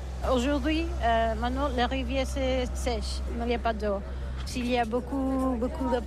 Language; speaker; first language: French; non-native, learner; Catalan